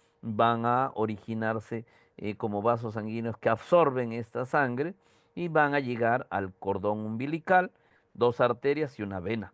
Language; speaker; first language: Spanish; native; Spanish